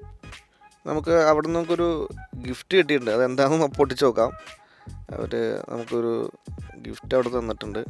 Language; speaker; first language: Malayalam; native; Malayalam